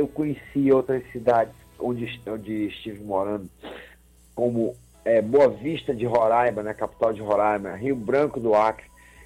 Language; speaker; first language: Portuguese; native; Portuguese